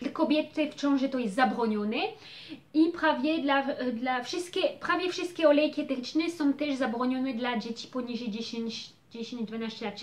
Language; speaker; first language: Polish; early bilingual, heritage; Polish